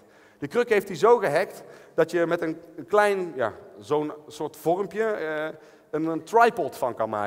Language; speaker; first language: Dutch; native; Dutch